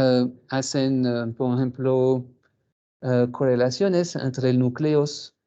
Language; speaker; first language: Spanish; non-native, fluent; French